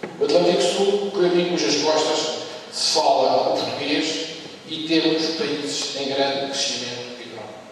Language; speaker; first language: Portuguese; native; Portuguese